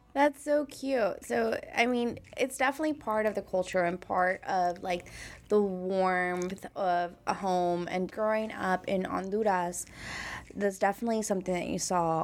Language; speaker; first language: English; early bilingual, other home language; Spanish